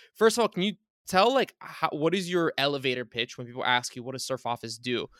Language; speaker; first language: English; early bilingual, other home language; Bulgarian